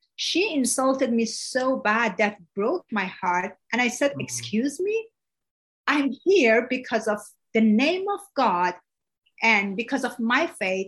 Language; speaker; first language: English; non-native, fluent; Persian